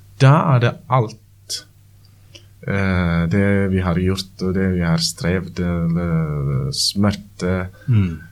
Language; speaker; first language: Norwegian; non-native, learner; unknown